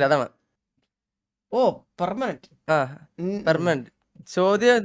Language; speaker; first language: Malayalam; native; Malayalam